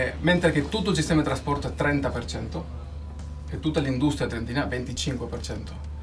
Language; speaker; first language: Italian; early bilingual, heritage; Spanish